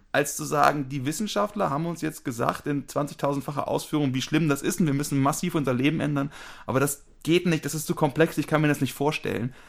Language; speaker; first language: German; native; German